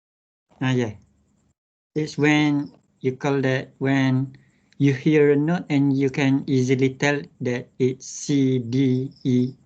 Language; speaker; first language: English; non-native, local second language; Malay